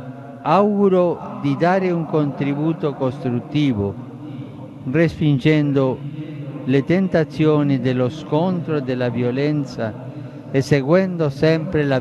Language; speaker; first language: Italian; non-native, fluent; Spanish